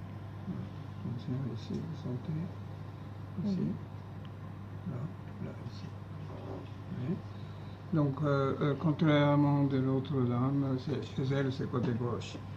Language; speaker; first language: French; non-native, learner; Japanese